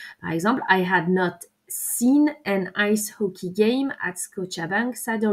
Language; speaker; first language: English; non-native, fluent; French